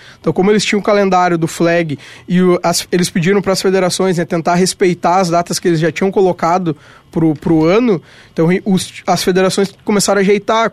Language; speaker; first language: Portuguese; native; Portuguese